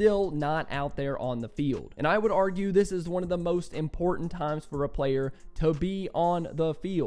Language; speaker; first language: English; native; English